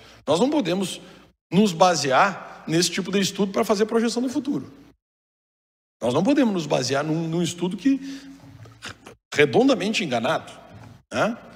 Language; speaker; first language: Portuguese; native; Portuguese